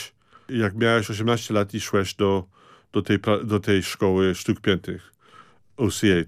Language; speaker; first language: Polish; early bilingual, heritage; Polish